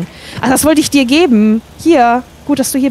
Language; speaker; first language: German; native; German